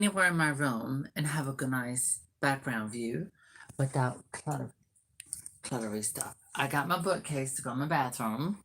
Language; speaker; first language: English; native; English